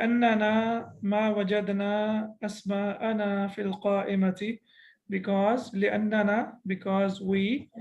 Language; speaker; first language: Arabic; non-native, fluent; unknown